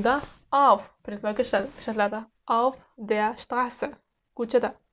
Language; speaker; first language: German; non-native, fluent; Uzbek